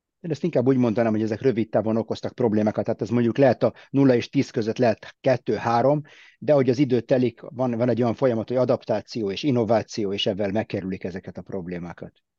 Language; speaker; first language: Hungarian; early bilingual, heritage; Hungarian